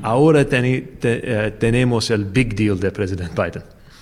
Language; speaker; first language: Spanish; non-native, learner; English